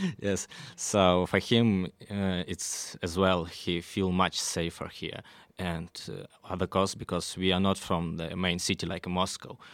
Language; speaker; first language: English; non-native, learner; Russian